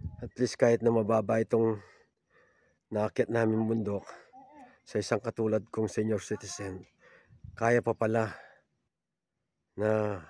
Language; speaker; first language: Filipino; non-native, local second language; Pampanga